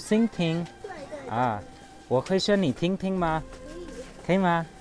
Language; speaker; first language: Chinese; non-native, learner; Hindi